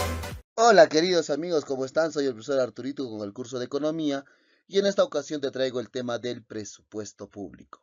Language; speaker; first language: Spanish; native; Spanish